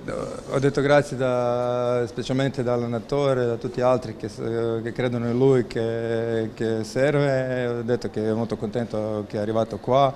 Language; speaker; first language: Italian; non-native, fluent; Croatian